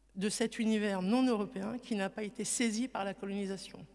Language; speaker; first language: French; native; French